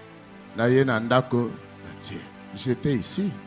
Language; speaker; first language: French; non-native, local second language; Lingala